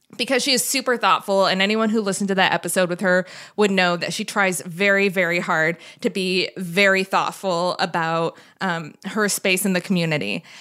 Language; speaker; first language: English; native; English